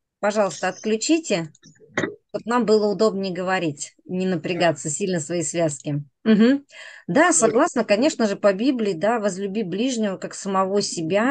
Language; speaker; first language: Russian; native; Russian